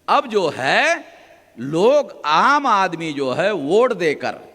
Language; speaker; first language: Hindi; non-native, local second language; Marathi